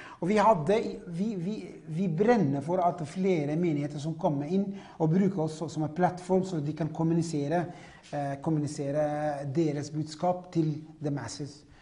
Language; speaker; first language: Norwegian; non-native, fluent; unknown